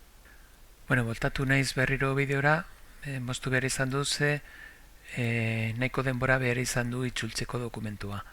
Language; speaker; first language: Basque; non-native, local second language; Spanish